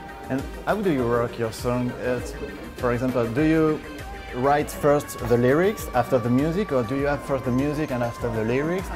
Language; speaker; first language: English; non-native, learner; French